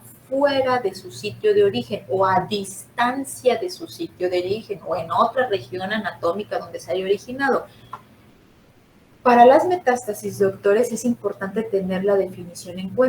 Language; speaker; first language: Spanish; native; Spanish